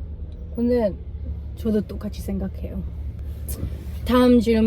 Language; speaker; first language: Korean; non-native, learner; English